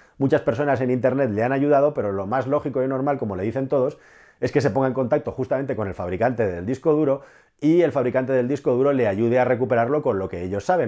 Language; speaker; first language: Spanish; native; Spanish